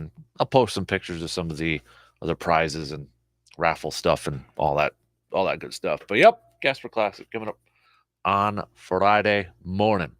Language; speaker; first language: English; native; English